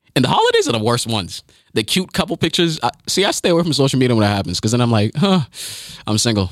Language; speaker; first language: English; early bilingual, other home language; Haitian Creole